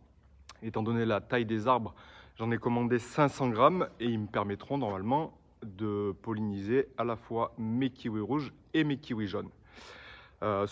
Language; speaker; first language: French; native; French